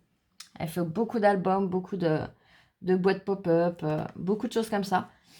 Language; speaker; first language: French; native; French